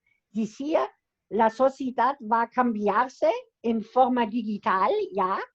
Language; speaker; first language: Spanish; non-native, fluent; German